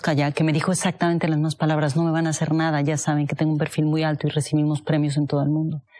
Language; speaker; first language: Spanish; native; Spanish